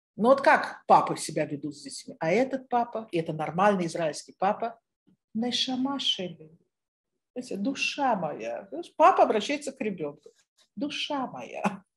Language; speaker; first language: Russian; native; Russian